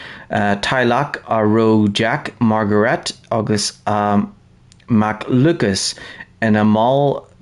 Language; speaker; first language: Irish; non-native, learner; English